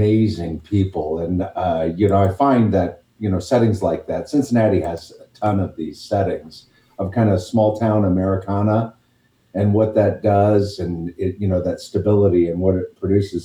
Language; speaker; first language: English; native; English